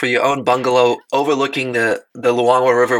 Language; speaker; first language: English; non-native, local second language; Afrikaans